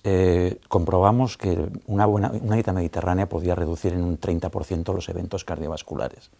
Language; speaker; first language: Spanish; native; Spanish